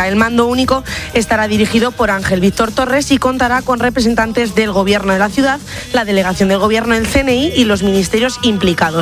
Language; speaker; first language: Spanish; native; Spanish